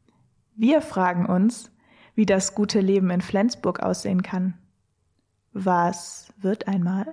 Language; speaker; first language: German; native; German